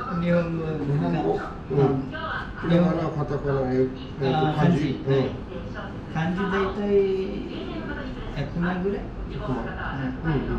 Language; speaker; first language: Japanese; non-native, learner; Nepali